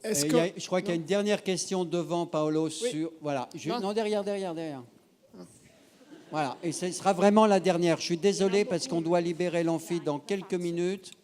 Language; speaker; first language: French; native; French